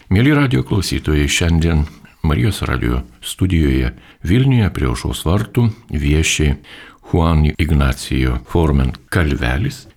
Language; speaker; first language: Lithuanian; native; Lithuanian